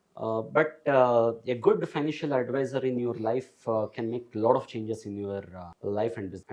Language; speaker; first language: English; non-native, local second language; Kannada